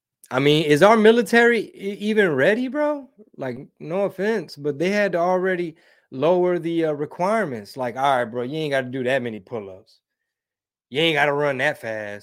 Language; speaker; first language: English; early bilingual, other home language; Spanish